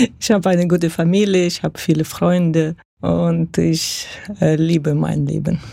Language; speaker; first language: German; non-native, fluent; Russian